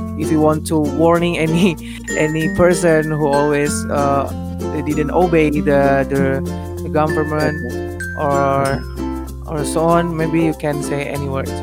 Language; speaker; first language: English; non-native, learner; Indonesian